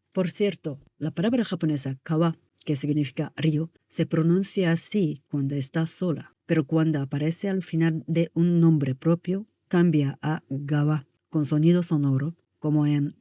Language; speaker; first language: Spanish; non-native, fluent; Japanese